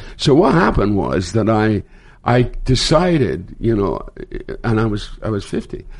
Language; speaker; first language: English; native; English